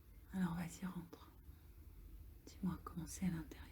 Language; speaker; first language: French; native; French